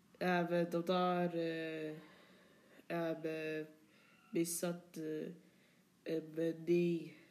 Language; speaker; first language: Swedish; non-native, learner; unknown